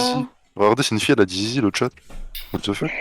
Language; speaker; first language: French; native; French